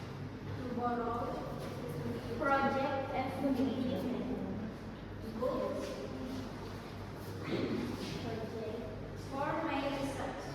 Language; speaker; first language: English; non-native, learner; Indonesian